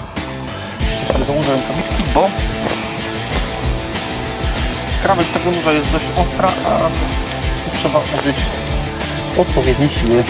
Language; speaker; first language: Polish; native; Polish